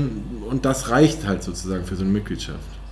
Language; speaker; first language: German; native; German